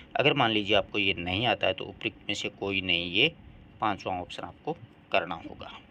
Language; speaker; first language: Hindi; native; Hindi